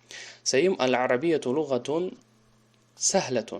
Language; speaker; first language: Arabic; non-native, fluent; Tajik